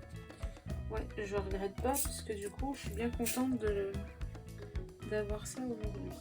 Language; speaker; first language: French; native; French